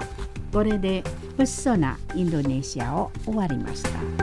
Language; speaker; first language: Japanese; non-native, fluent; Indonesian